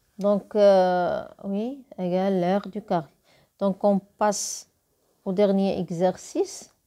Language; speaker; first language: French; non-native, local second language; Arabic